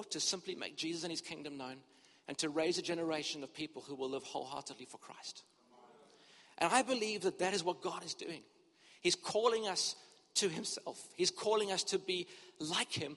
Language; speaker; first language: English; native; English